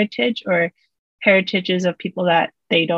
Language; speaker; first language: English; native; English